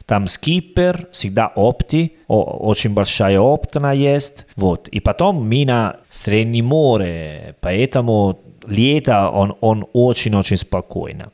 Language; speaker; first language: Russian; non-native, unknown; Italian